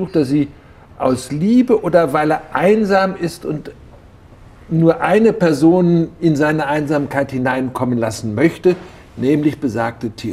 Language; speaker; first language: German; native; German